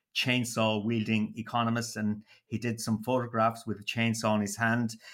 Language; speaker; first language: English; native; English